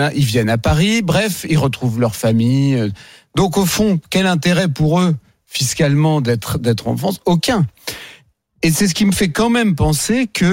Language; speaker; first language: French; native; French